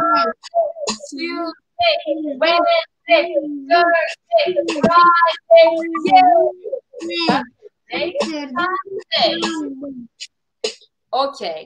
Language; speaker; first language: English; non-native, fluent; Turkish